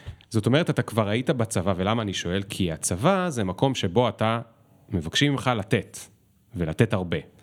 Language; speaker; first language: Hebrew; native; Hebrew